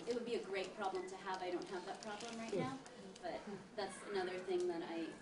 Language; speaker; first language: English; early bilingual, other home language; Italian